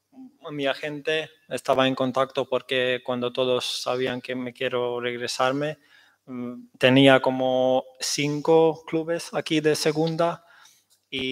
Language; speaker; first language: Spanish; non-native, fluent; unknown